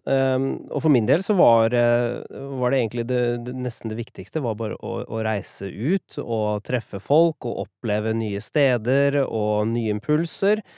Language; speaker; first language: Norwegian; native; Norwegian